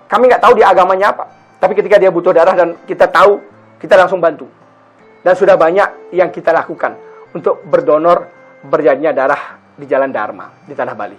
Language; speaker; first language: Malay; non-native, local second language; Balinese